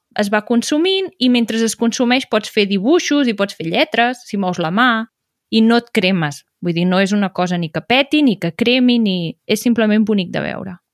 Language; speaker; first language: Catalan; native; Catalan